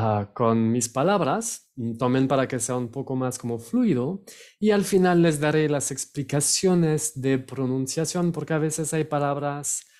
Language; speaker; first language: Spanish; non-native, fluent; French